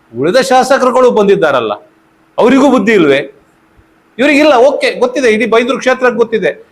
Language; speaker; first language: Kannada; native; Kannada